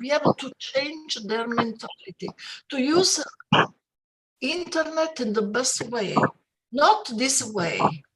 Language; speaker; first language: English; non-native, fluent; Italian